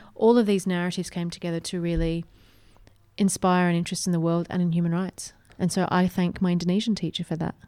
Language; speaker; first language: English; native; English